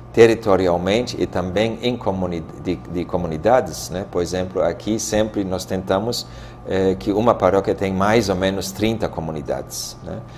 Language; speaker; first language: Portuguese; non-native, fluent; German